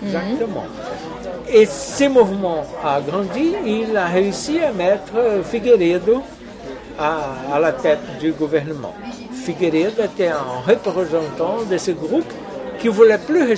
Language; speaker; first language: French; non-native, fluent; Portuguese